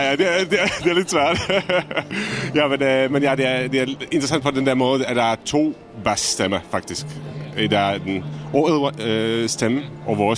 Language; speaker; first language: Danish; non-native, fluent; Czech